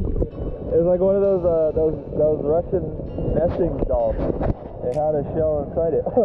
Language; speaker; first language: English; native; English